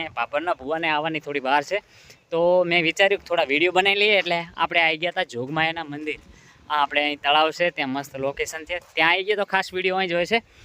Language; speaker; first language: Gujarati; native; Gujarati